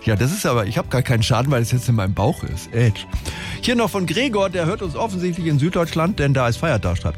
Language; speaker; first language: German; native; German